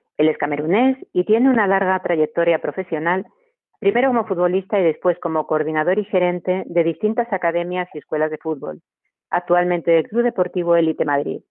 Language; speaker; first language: Spanish; native; Spanish